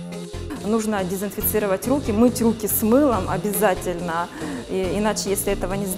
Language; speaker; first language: Russian; native; Russian